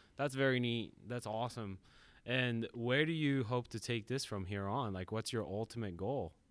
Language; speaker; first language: English; non-native, fluent; Japanese